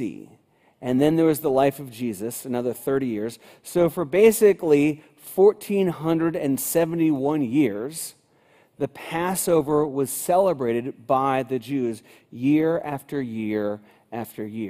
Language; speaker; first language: English; native; English